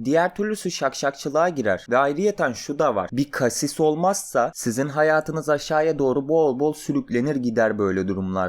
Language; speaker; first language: Turkish; native; Turkish